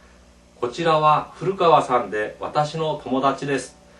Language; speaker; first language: Japanese; non-native, fluent; Korean